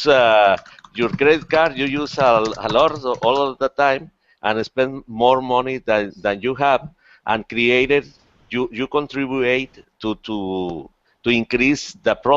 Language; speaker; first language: English; non-native, learner; Spanish